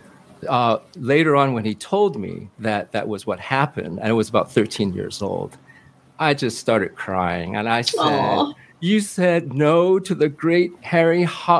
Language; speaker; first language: English; early bilingual, other home language; Cantonese